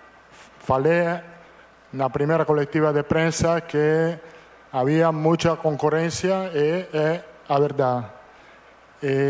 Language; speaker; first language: Portuguese; non-native, fluent; Italian